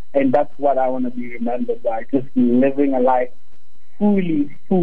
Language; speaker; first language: English; non-native, local second language; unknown